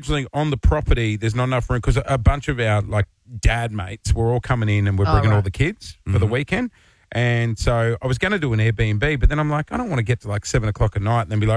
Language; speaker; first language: English; native; English